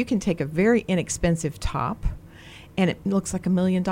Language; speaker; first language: English; native; English